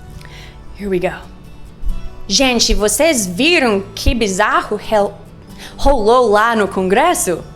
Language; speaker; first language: Portuguese; non-native, learner; English